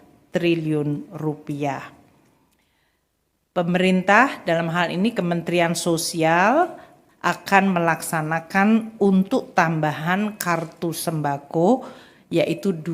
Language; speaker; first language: Indonesian; native; Indonesian